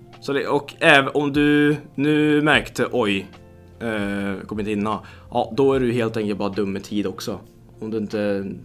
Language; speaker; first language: Swedish; early bilingual, other home language; Lithuanian